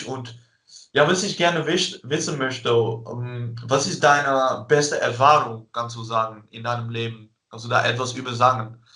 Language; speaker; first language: German; non-native, fluent; Dutch